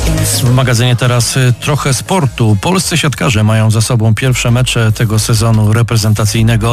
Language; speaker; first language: Polish; native; Polish